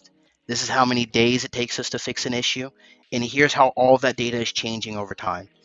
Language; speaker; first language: English; native; English